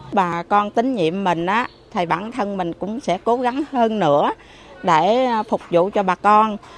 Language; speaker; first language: Vietnamese; non-native, local second language; Khmer